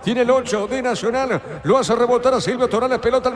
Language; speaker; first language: Spanish; native; Spanish